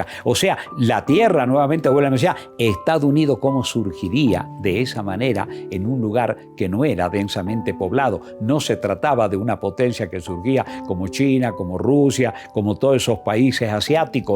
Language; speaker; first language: Spanish; native; Spanish